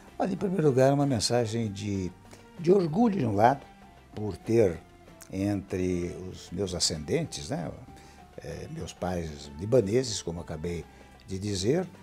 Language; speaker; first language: Portuguese; early bilingual, other home language; Arabic